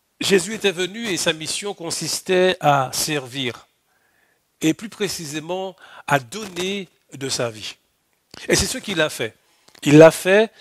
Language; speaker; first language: French; native; French